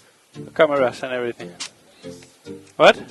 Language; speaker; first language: English; non-native, learner; Spanish